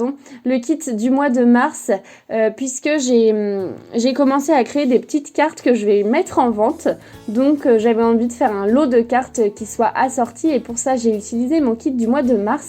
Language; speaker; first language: French; native; French